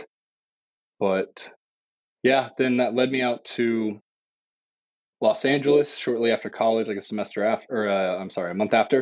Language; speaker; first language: English; native; English